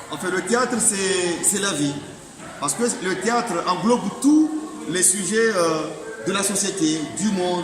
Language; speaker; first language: French; non-native, local second language; Comorian